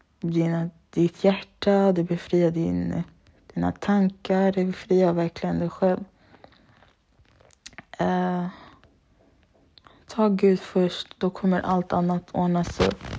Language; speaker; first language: Swedish; early bilingual, other home language; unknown